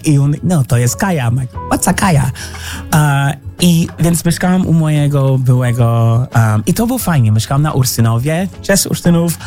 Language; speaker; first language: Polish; non-native, learner; English